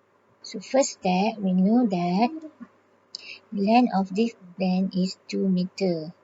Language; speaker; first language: English; non-native, local second language; Malay